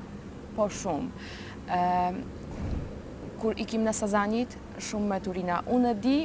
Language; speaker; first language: Albanian; non-native, learner; Polish